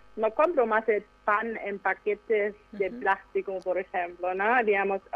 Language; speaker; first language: Spanish; non-native, fluent; German